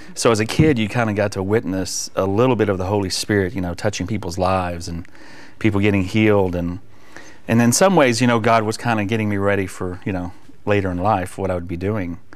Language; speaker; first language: English; native; English